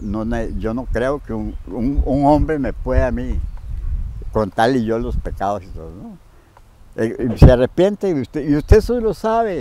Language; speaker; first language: Spanish; native; Spanish